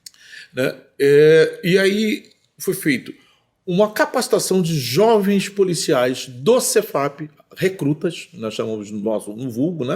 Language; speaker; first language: Portuguese; native; Portuguese